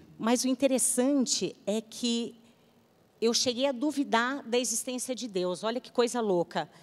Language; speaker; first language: Portuguese; native; Portuguese